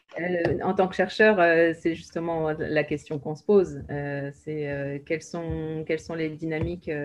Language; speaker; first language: French; native; French